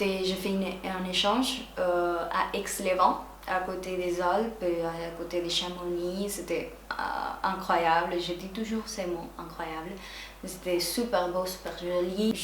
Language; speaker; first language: French; non-native, fluent; Spanish